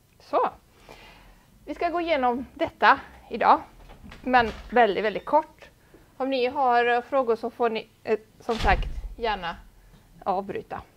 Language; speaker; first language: Swedish; non-native, fluent; Italian